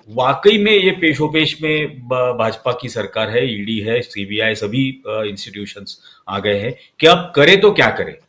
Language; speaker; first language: Hindi; non-native, local second language; Marathi